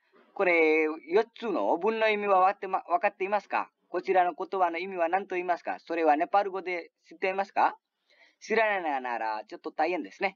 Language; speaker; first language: Japanese; non-native, learner; Nepali